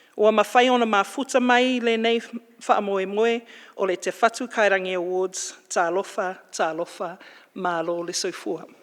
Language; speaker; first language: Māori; non-native, local second language; Samoan